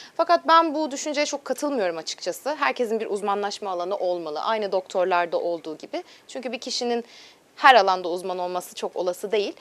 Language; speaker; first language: Turkish; native; Turkish